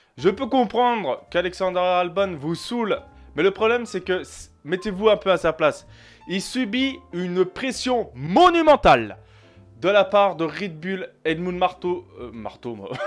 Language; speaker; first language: French; native; French